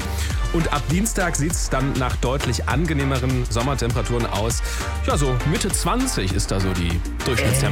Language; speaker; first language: German; native; German